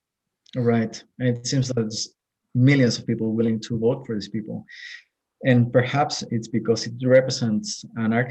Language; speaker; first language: English; non-native, fluent; Spanish